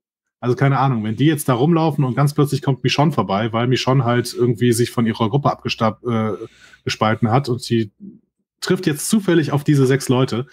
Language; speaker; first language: German; native; German